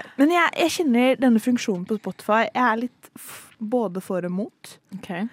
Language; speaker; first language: Norwegian; native; Norwegian